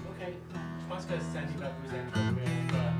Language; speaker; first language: French; non-native, local second language; English